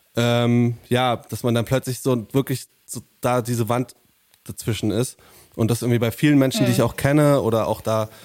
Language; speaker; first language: German; native; German